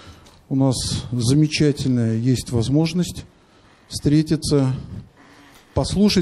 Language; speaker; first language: Russian; native; Russian